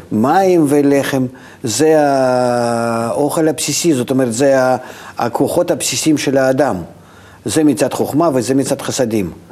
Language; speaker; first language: Hebrew; non-native, fluent; Russian